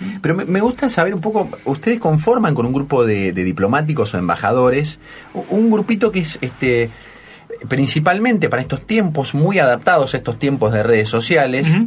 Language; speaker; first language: Spanish; native; Spanish